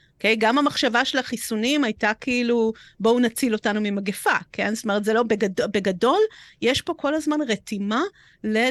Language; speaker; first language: Hebrew; early bilingual, other home language; Romanian